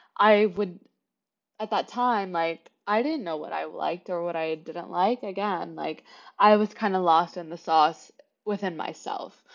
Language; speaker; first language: English; native; English